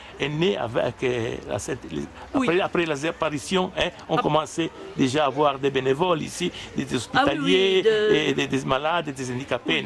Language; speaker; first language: French; native; French